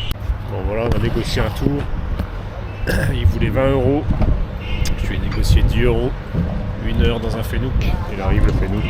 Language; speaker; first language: French; native; French